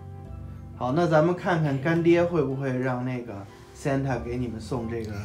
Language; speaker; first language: Chinese; native; Chinese